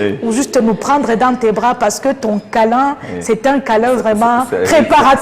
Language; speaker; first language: French; non-native, local second language; Kinyarwanda